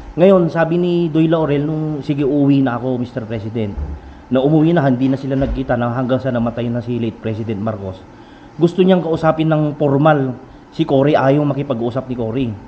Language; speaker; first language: Filipino; native; Filipino